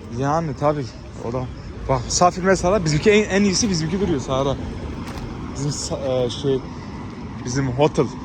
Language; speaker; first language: Turkish; early bilingual, heritage; Turkish